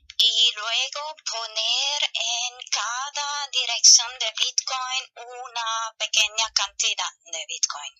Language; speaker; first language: Spanish; non-native, fluent; German